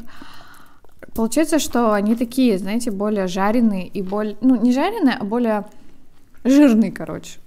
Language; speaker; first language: Russian; native; Russian